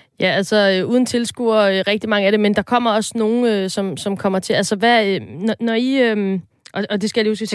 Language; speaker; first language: Danish; native; Danish